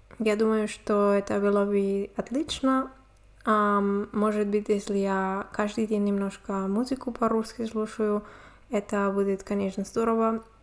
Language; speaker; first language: Russian; non-native, learner; Spanish